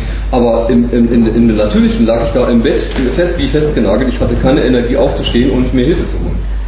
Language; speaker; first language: German; native; German